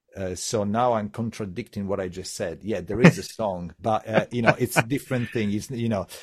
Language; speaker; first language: English; non-native, fluent; Italian